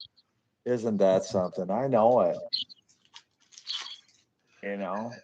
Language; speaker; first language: English; native; English